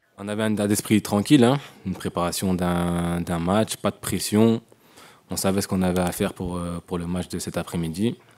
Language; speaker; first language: French; native; French